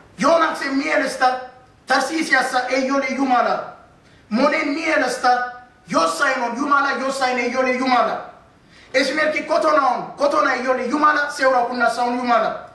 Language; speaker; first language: Finnish; non-native, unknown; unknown